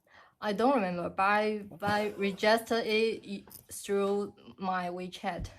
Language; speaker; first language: English; non-native, learner; Chinese